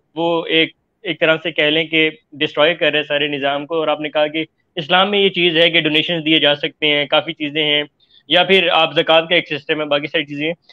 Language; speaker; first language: Urdu; native; Urdu